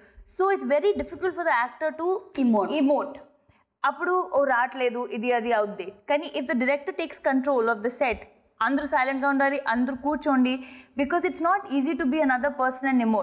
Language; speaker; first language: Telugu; non-native, fluent; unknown